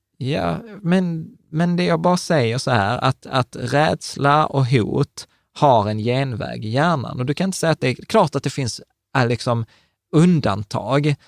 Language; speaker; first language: Swedish; native; Swedish